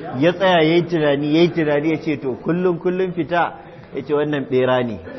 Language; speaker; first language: Hausa; native; Hausa